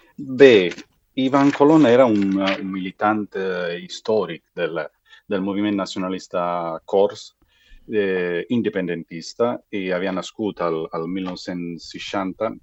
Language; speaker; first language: Catalan; non-native, local second language; Italian